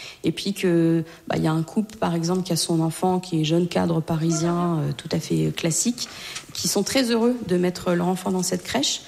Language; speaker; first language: French; native; French